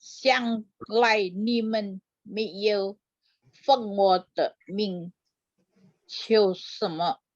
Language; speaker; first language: Chinese; non-native, learner; Indonesian